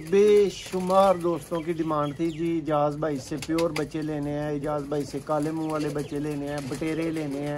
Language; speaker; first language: Hindi; non-native, local second language; Punjabi